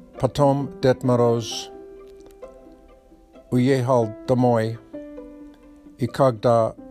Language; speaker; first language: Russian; non-native, learner; Polish